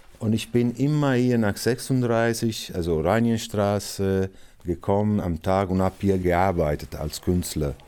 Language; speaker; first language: German; non-native, fluent; Italian